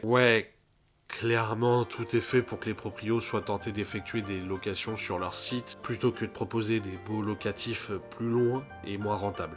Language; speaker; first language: French; native; French